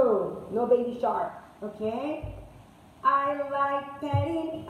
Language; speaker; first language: English; non-native, fluent; Spanish